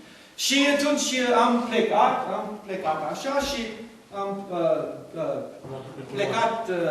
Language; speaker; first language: Romanian; non-native, learner; English